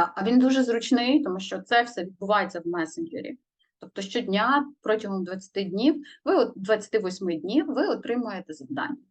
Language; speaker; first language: Ukrainian; native; Ukrainian